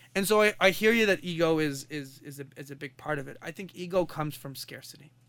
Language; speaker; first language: English; non-native, fluent; Arabic